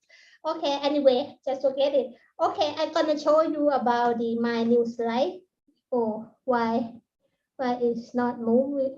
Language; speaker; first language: English; non-native, learner; Thai